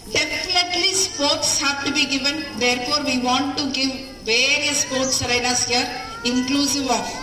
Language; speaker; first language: English; non-native, local second language; Tamil